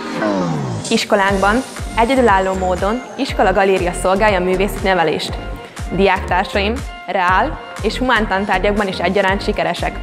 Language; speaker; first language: Hungarian; native; Hungarian